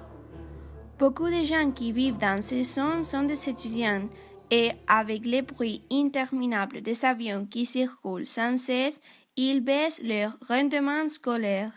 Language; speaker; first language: French; non-native, learner; Spanish